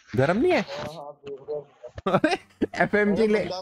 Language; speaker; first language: Hindi; native; Hindi